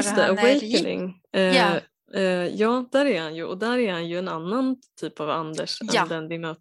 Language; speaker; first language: Swedish; native; Swedish